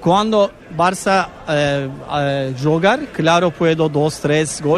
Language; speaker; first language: Spanish; non-native, learner; Turkish